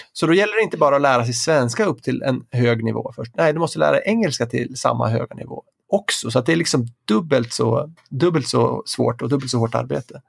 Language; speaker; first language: Swedish; native; Swedish